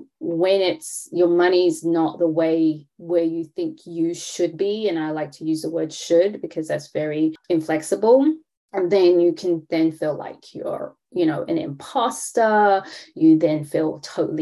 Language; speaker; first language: English; native; English